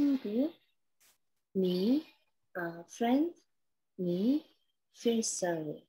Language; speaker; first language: English; non-native, learner; Korean